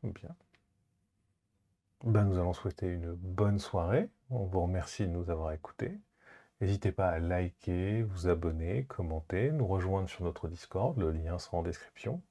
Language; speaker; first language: French; native; French